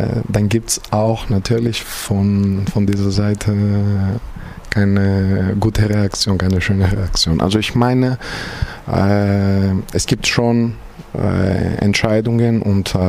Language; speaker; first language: German; non-native, fluent; Greek